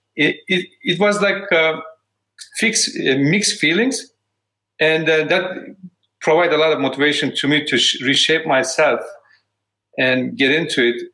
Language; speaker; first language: English; non-native, fluent; Turkish